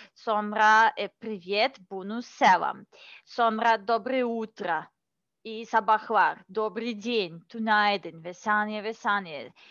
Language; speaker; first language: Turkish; non-native, learner; Russian